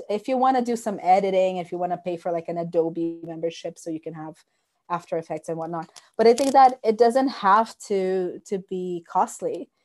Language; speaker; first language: English; non-native, fluent; Portuguese